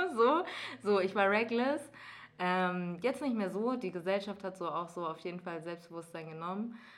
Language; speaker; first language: German; early bilingual, other home language; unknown